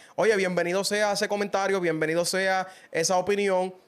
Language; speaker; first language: Spanish; native; Spanish